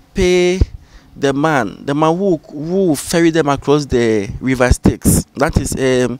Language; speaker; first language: English; non-native, local second language; Ga